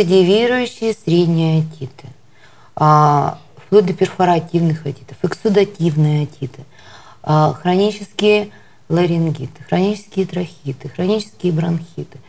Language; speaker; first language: Russian; native; Russian